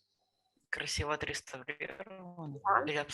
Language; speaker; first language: Russian; native; Russian